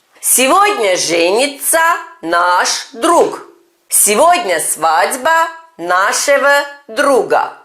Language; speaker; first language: Russian; non-native, fluent; Turkish